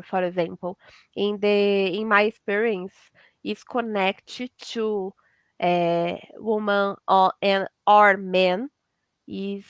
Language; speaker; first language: English; non-native, learner; Portuguese